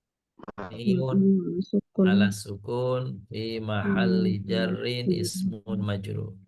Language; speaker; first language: Arabic; non-native, fluent; Indonesian